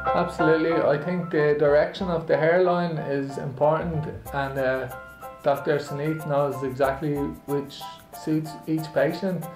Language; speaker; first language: English; native; English